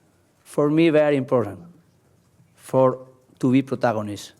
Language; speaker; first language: English; non-native, learner; Spanish